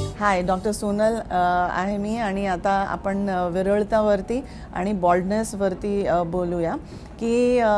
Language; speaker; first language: Marathi; non-native, local second language; Hindi